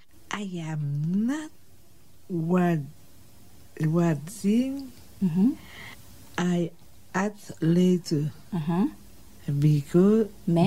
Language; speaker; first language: English; non-native, learner; French